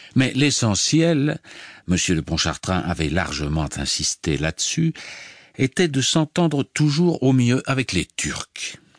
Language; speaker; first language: French; native; French